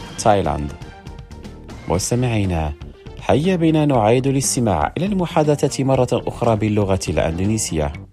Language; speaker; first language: Arabic; non-native, fluent; Indonesian